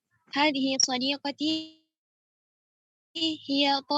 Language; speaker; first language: Arabic; non-native, learner; Indonesian